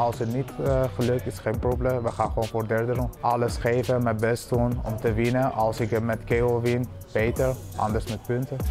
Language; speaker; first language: Dutch; early bilingual, other home language; Persian